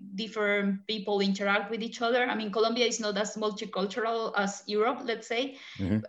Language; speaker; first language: English; non-native, fluent; Spanish